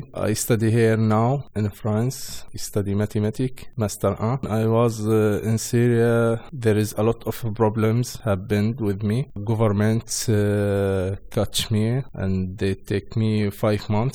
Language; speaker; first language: English; non-native, learner; Arabic